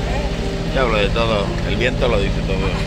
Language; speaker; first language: Spanish; native; Spanish